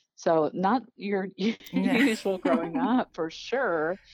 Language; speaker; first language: English; native; English